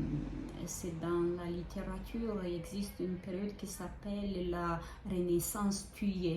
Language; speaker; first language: French; non-native, fluent; Ukrainian